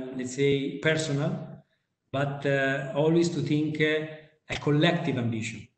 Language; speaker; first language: English; non-native, fluent; Italian